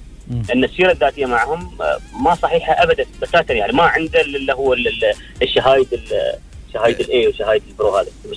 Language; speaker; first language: Arabic; native; Arabic